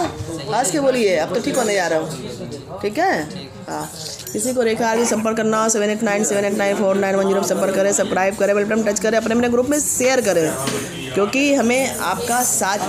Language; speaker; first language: Hindi; native; Hindi